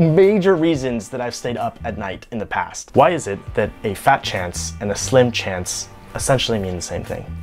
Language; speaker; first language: English; native; English